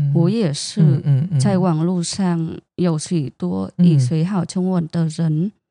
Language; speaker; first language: Chinese; non-native, fluent; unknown